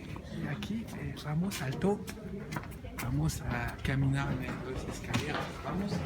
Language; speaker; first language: Spanish; non-native, learner; French